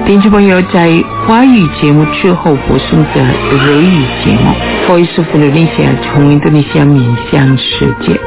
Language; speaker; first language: Chinese; non-native, fluent; Indonesian